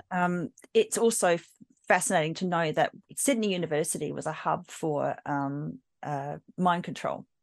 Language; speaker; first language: English; native; English